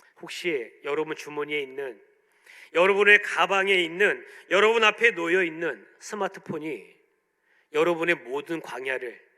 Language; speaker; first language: Korean; native; Korean